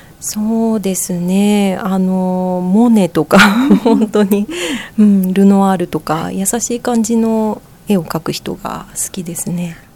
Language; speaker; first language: Japanese; native; Japanese